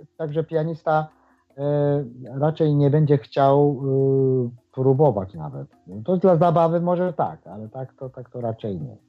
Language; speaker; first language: Polish; non-native, fluent; Japanese